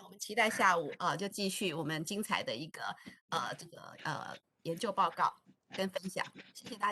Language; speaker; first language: Chinese; native; Chinese